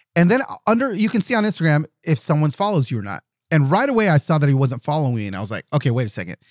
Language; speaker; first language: English; early bilingual, other home language; Yoruba